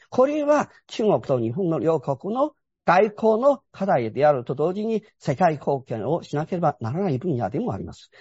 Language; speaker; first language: Japanese; non-native, fluent; Chinese